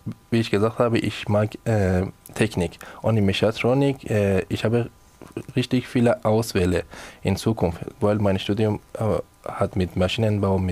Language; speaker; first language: German; non-native, learner; Persian